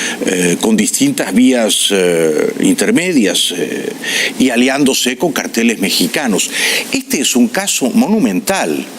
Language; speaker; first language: Spanish; native; Spanish